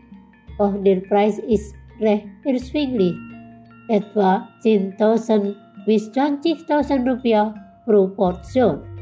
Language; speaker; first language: German; non-native, fluent; Indonesian